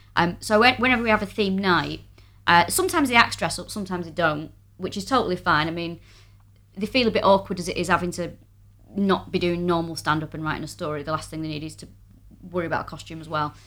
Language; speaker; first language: English; native; English